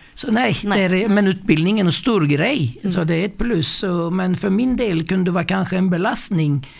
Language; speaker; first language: Swedish; non-native, fluent; Turkish